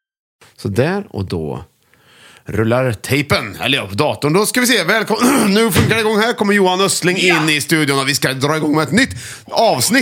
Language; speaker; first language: Swedish; native; Swedish